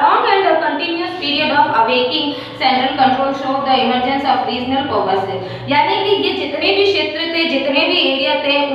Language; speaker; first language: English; non-native, local second language; Hindi